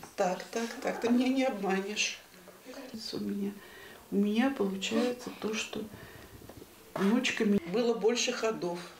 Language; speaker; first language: Russian; native; Russian